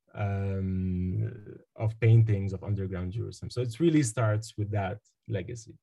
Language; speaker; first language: English; non-native, fluent; Arabic